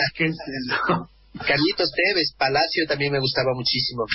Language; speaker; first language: Spanish; native; Spanish